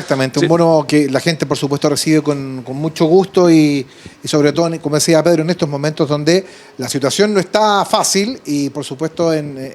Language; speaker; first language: Spanish; native; Spanish